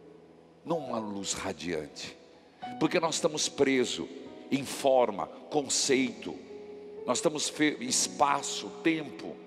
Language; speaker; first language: Portuguese; native; Portuguese